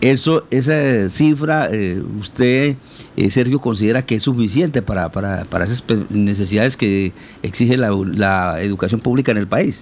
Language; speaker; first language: Spanish; native; Spanish